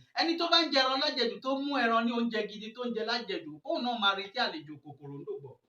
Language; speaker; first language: Yoruba; non-native, local second language; Fon